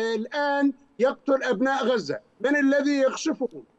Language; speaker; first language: Arabic; native; Arabic